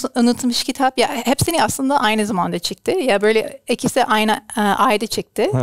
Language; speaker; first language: Turkish; non-native, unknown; English